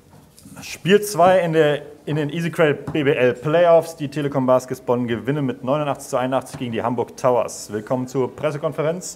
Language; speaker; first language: German; native; German